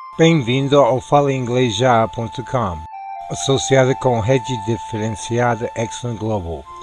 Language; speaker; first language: Portuguese; non-native, fluent; English